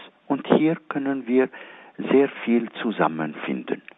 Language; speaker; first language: German; non-native, fluent; Arabic